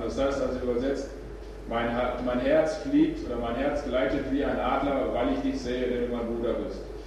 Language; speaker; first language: German; native; German